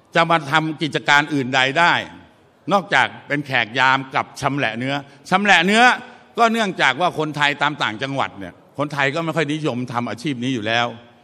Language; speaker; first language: Thai; native; Thai